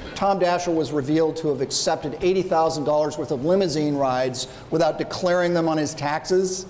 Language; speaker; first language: English; native; English